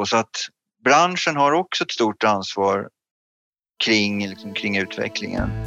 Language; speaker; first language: Swedish; native; Swedish